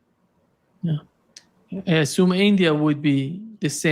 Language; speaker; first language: English; non-native, fluent; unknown